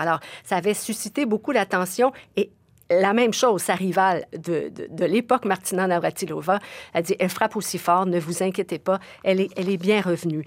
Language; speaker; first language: French; native; French